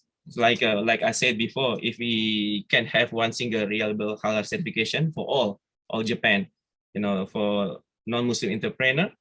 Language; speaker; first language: English; non-native, fluent; Indonesian